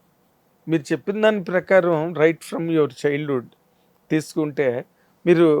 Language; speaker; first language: Telugu; native; Telugu